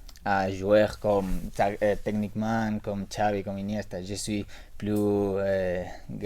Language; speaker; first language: French; non-native, learner; Spanish